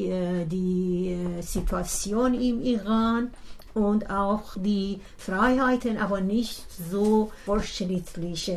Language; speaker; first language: German; non-native, learner; Persian